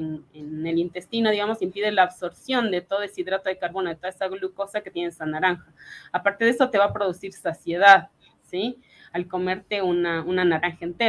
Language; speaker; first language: Spanish; native; Spanish